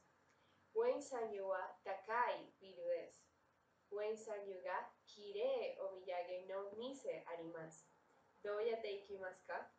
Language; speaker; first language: Japanese; non-native, learner; Spanish